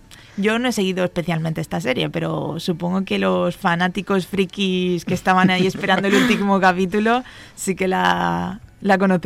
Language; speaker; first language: Spanish; native; Spanish